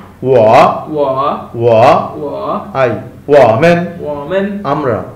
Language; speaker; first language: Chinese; non-native, learner; Bangla